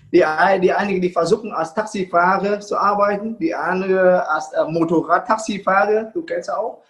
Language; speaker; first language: German; non-native, fluent; Vietnamese